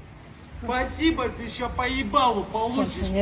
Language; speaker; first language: Russian; native; Russian